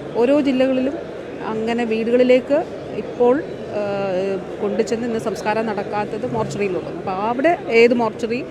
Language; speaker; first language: Malayalam; native; Malayalam